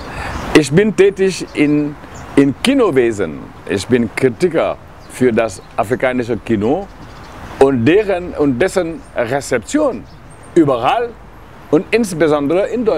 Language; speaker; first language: German; non-native, fluent; Wolof